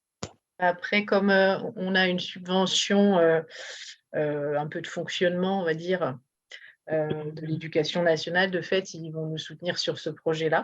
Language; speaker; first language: French; native; French